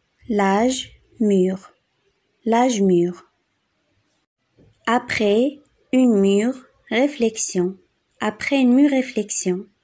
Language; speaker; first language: French; non-native, fluent; Arabic